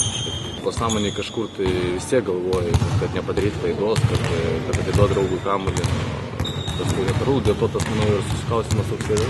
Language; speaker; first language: Lithuanian; native; Lithuanian